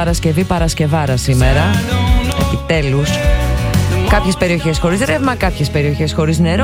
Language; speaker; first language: Greek; native; Greek